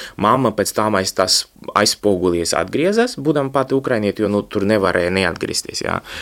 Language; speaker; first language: Latvian; non-native, local second language; Russian